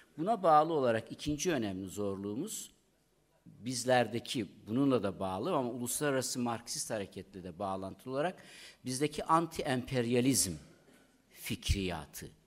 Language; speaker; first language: Turkish; native; Turkish